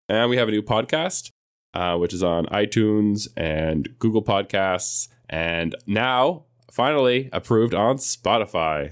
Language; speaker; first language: English; native; English